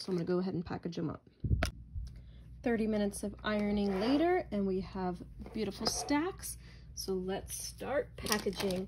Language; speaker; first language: English; native; English